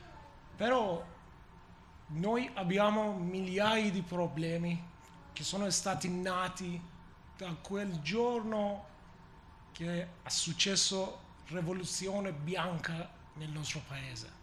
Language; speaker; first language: Italian; non-native, learner; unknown